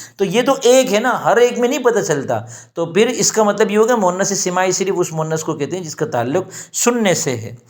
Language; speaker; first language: Urdu; native; Urdu